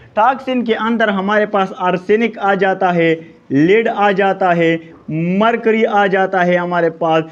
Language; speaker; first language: Urdu; non-native, local second language; Pashto